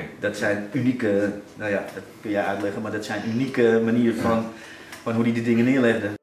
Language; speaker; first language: Dutch; native; Dutch